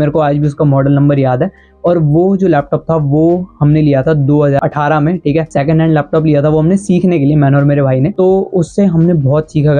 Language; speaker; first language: Hindi; native; Hindi